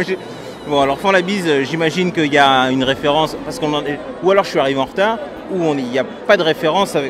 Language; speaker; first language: French; native; French